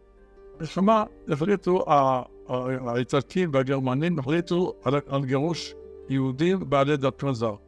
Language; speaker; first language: Hebrew; early bilingual, other home language; Arabic